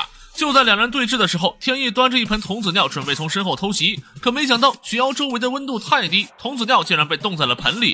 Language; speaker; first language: Chinese; native; Chinese